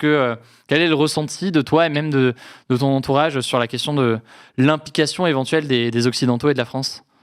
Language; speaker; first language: French; native; French